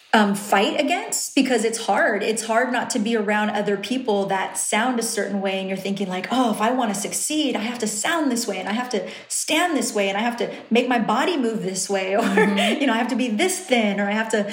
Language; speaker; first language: English; native; English